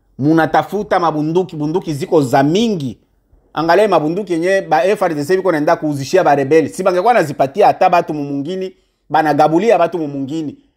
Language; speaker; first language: Swahili; native; Swahili